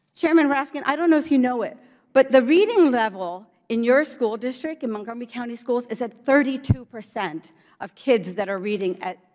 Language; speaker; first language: English; early bilingual, other home language; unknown